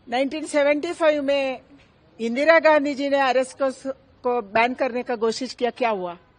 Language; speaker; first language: Hindi; non-native, local second language; Kannada